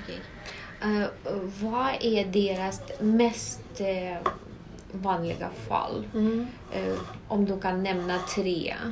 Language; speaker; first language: Swedish; non-native, fluent; Russian